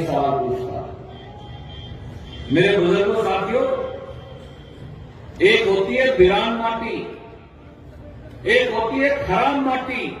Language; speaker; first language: Hindi; native; Hindi